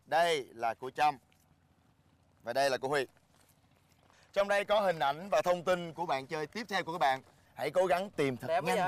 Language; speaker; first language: Vietnamese; native; Vietnamese